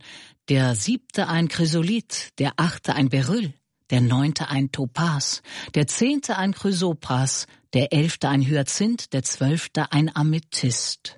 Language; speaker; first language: German; native; German